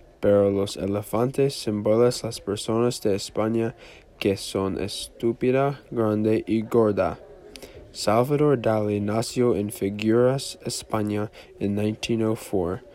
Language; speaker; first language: Spanish; non-native, learner; English